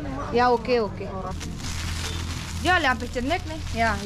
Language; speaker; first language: English; non-native, learner; Indonesian